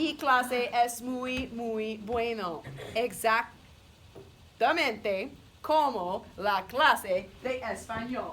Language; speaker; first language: Spanish; non-native, fluent; English